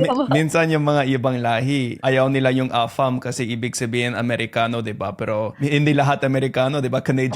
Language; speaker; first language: Filipino; non-native, fluent; English